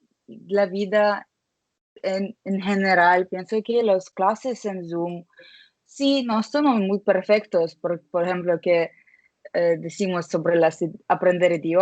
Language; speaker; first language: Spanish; non-native, learner; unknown